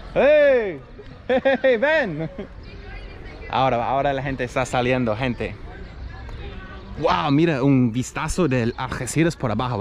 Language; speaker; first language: Spanish; native; Spanish